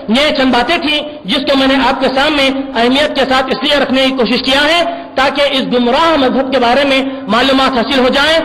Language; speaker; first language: Urdu; native; Urdu